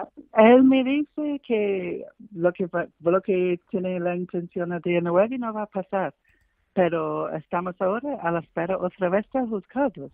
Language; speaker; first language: Spanish; non-native, fluent; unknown